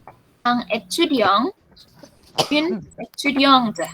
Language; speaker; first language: French; non-native, fluent; Indonesian